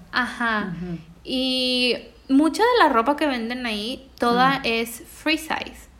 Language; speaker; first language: Spanish; native; Spanish